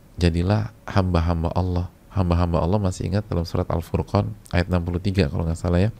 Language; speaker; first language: Indonesian; native; Indonesian